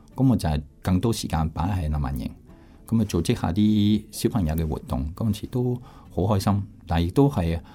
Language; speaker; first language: Cantonese; non-native, fluent; French